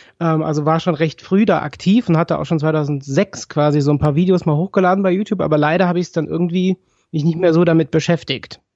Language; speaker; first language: German; native; German